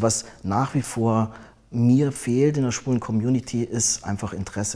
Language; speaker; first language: German; native; German